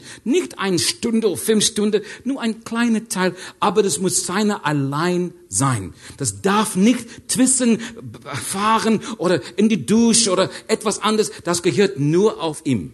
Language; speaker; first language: German; non-native, learner; English